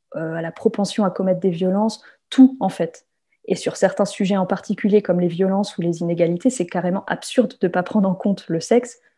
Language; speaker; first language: French; native; French